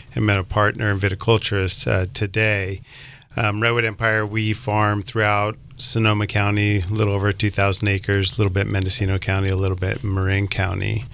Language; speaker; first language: English; native; English